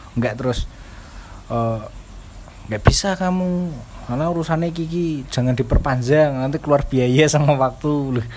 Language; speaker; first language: Indonesian; non-native, local second language; Javanese